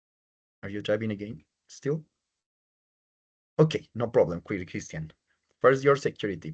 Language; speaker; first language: English; non-native, fluent; Spanish